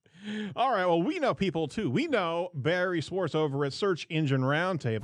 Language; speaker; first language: English; native; English